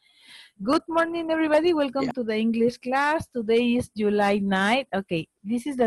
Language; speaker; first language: English; non-native, learner; Spanish